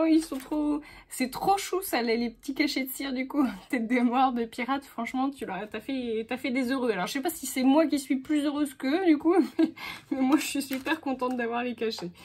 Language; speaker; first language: French; native; French